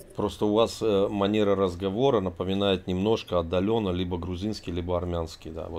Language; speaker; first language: Russian; native; Russian